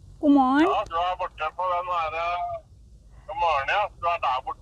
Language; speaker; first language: Norwegian; non-native, learner; Thai